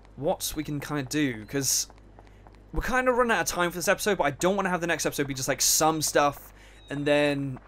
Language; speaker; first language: English; native; English